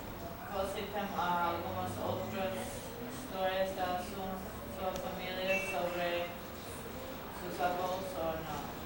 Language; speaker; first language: Portuguese; non-native, learner; English